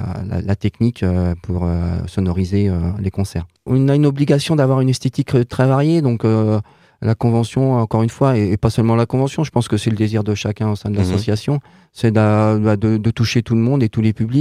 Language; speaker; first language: French; native; French